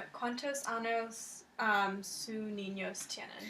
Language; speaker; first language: Spanish; non-native, learner; English